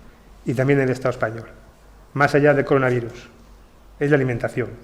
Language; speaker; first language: Spanish; native; Spanish